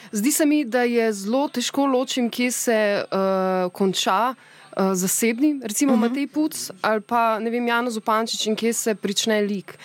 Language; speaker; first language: Slovenian; native; Slovenian